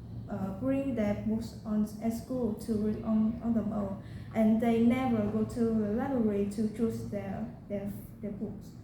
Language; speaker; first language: English; non-native, learner; Vietnamese